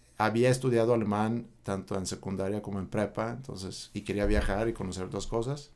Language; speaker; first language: Spanish; non-native, fluent; Swedish